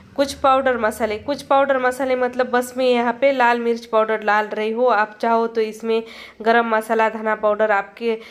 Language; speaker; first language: Hindi; non-native, local second language; Marathi